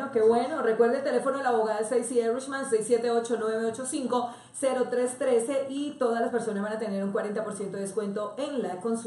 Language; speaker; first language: Spanish; native; Spanish